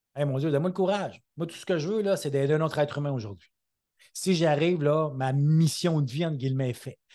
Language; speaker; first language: French; native; French